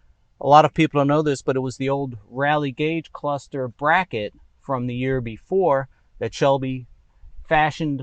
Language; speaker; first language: English; native; English